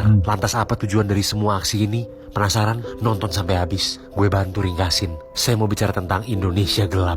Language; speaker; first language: Indonesian; native; Indonesian